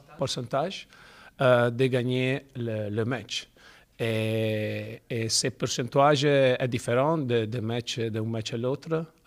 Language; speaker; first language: French; non-native, fluent; Italian